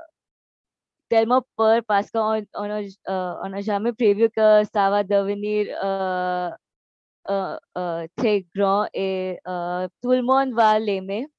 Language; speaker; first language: French; non-native, learner; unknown